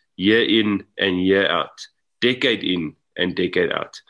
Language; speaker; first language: English; non-native, local second language; Afrikaans